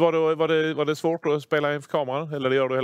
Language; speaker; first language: Swedish; native; Swedish